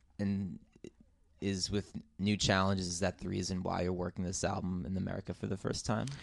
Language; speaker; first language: English; native; English